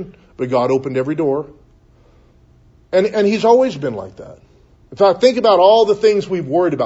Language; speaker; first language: English; native; English